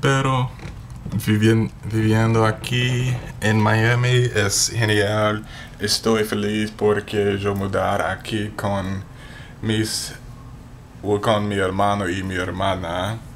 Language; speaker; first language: Spanish; non-native, learner; English